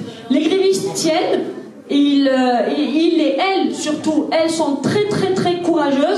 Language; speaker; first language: French; native; French